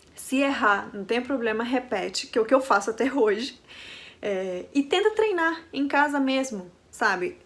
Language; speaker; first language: Portuguese; non-native, fluent; Spanish